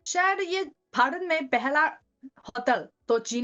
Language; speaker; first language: Hindi; non-native, learner; Chinese